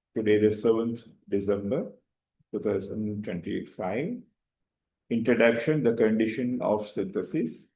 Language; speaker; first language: English; non-native, local second language; Tamil